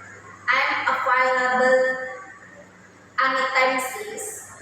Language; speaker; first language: English; non-native, learner; Indonesian